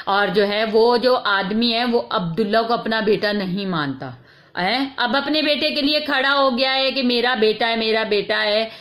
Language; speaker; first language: Urdu; native; Urdu